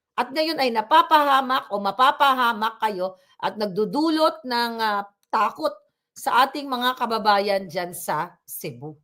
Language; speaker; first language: Filipino; non-native, local second language; Cebuano